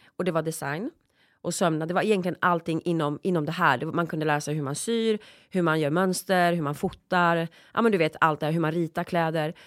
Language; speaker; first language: Swedish; early bilingual, other home language; Polish